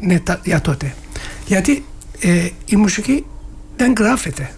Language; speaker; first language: Greek; non-native, learner; Turkish